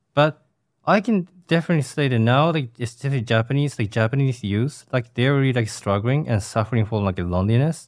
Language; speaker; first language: English; non-native, fluent; Japanese